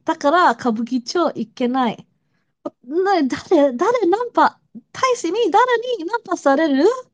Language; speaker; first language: Japanese; non-native, learner; English